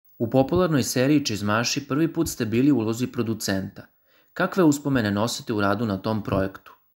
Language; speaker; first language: Serbian; native; Serbian